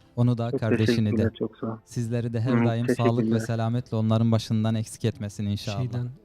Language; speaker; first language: Turkish; native; Turkish